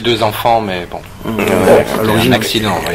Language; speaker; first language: French; native; French